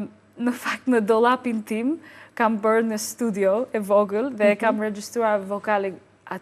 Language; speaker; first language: Albanian; non-native, learner; English